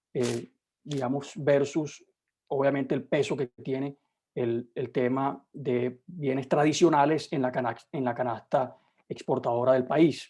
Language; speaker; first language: Spanish; native; Spanish